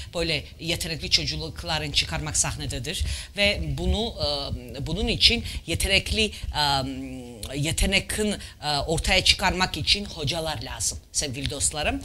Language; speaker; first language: Turkish; non-native, fluent; Georgian